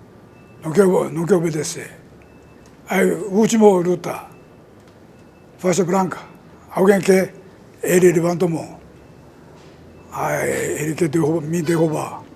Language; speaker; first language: Portuguese; non-native, learner; Japanese